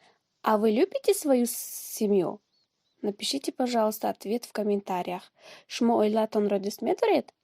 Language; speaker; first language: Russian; non-native, fluent; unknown